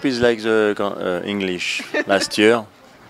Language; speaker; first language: English; non-native, learner; French